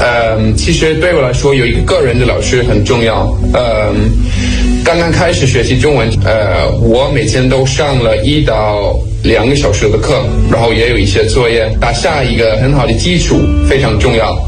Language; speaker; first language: Chinese; non-native, fluent; Danish